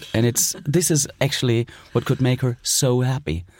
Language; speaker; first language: English; non-native, fluent; German